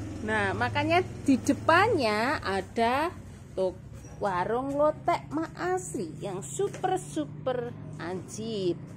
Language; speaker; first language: Indonesian; non-native, local second language; Javanese